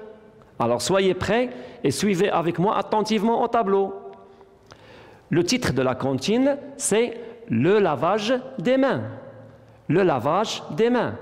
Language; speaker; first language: French; non-native, local second language; Arabic